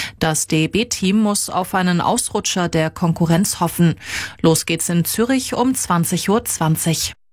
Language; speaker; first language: German; native; German